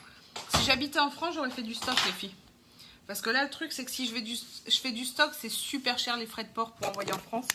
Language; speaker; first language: French; native; French